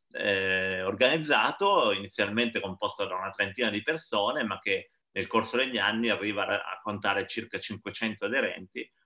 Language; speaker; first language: Italian; native; Italian